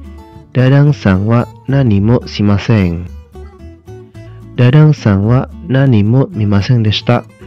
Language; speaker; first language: Japanese; non-native, fluent; Indonesian